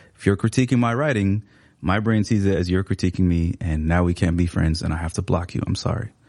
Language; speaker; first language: English; early bilingual, other home language; Somali